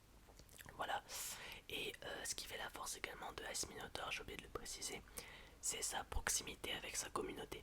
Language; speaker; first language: French; native; French